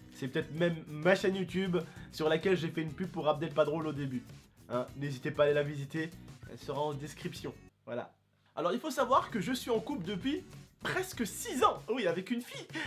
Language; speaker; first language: French; early bilingual, other home language; Arabic